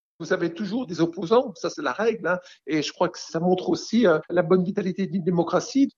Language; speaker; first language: French; native; French